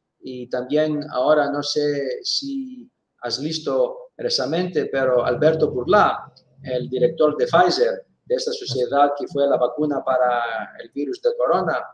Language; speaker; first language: Spanish; non-native, fluent; Greek